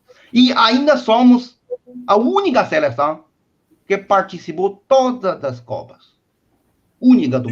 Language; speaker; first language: Portuguese; non-native, fluent; Chinese